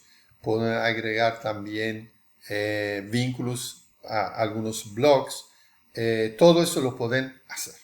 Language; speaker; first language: Spanish; non-native, fluent; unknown